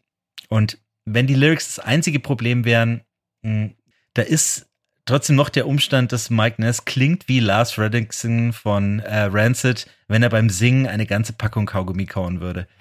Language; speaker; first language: German; native; German